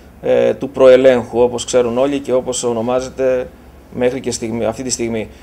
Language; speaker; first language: Greek; native; Greek